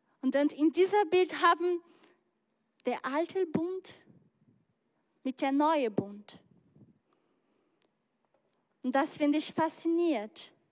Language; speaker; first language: German; non-native, learner; Portuguese